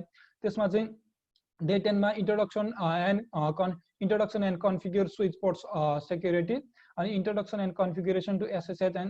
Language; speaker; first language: Nepali; native; Nepali